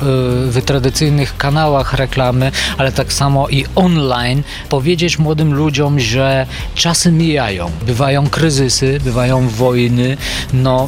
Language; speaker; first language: Polish; non-native, fluent; Bulgarian